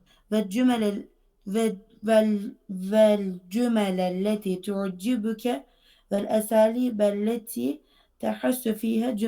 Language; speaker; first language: Arabic; non-native, fluent; Turkish